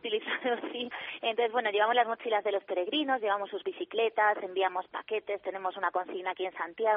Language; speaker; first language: Spanish; native; Spanish